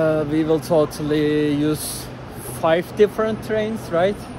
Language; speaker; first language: English; non-native, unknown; Turkish